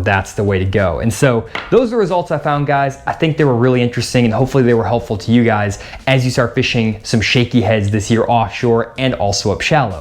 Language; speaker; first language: English; native; English